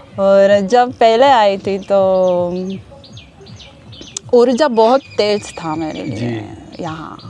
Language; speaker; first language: Hindi; non-native, learner; Hebrew